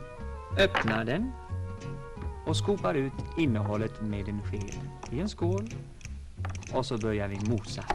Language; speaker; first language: Swedish; non-native, fluent; English